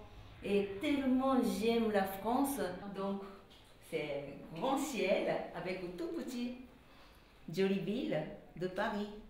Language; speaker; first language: French; non-native, learner; Japanese